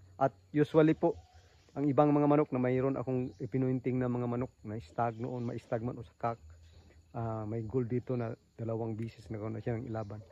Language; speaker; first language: Filipino; non-native, local second language; Cebuano